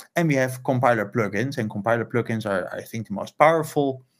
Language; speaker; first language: English; non-native, fluent; Dutch